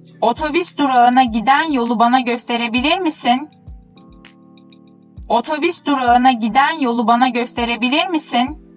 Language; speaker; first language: Turkish; non-native, fluent; Uzbek